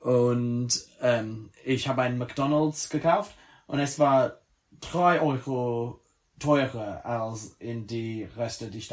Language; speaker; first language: German; non-native, learner; English